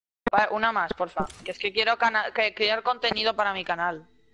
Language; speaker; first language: Spanish; early bilingual, heritage; Spanish